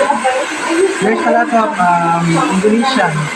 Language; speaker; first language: English; non-native, local second language; Filipino